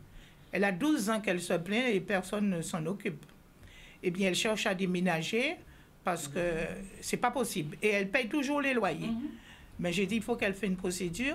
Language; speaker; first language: French; non-native, local second language; Guadeloupean Creole French